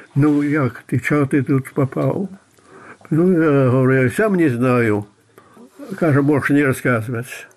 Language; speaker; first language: Russian; non-native, fluent; Belarusian